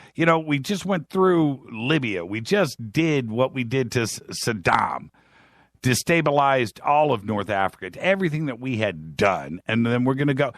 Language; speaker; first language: English; native; English